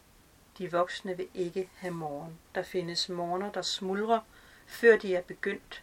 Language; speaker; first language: Danish; native; Danish